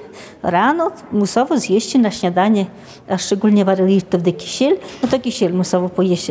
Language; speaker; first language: Ukrainian; native; Ukrainian